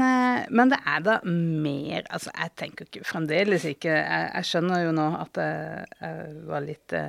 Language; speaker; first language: Norwegian; native; Norwegian